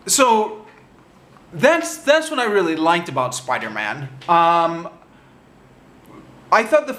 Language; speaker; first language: English; native; English